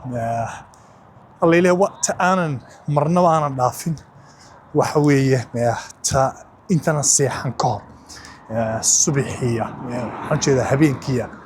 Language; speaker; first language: Somali; early bilingual, heritage; Somali